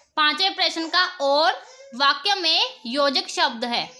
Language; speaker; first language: Hindi; non-native, local second language; Punjabi